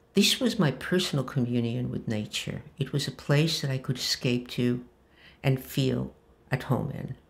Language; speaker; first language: English; early bilingual, other home language; Hebrew